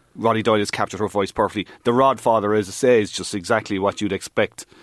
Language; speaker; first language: English; native; English